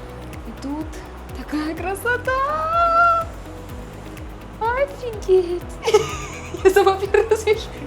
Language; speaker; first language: Russian; non-native, local second language; Kazakh